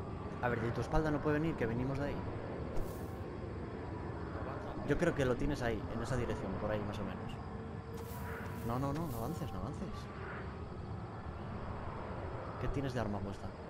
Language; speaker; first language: Spanish; native; Spanish